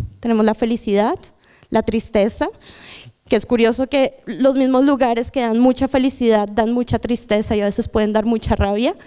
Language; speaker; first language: Spanish; native; Spanish